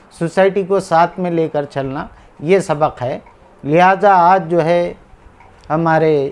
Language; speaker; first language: Hindi; native; Hindi